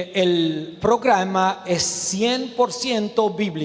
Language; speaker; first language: Spanish; non-native, learner; Romanian